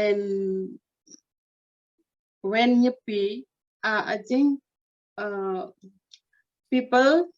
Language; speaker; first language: English; non-native, learner; Indonesian